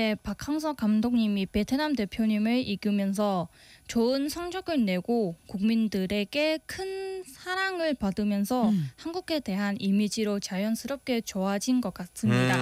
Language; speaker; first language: Korean; non-native, fluent; Vietnamese